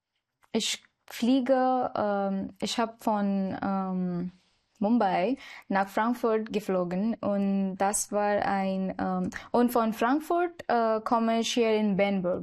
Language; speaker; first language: German; non-native, learner; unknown